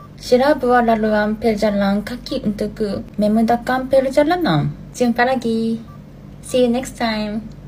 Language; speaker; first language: Malay; non-native, learner; Japanese